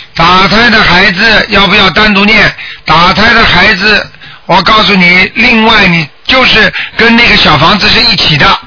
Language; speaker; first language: Chinese; native; Chinese